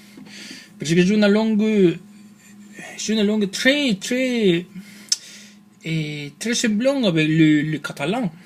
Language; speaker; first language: French; non-native, learner; Spanish